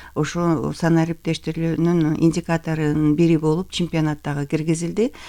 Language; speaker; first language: Kyrgyz; native; Kyrgyz